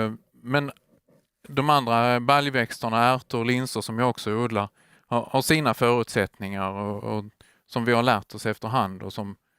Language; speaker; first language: Swedish; native; Swedish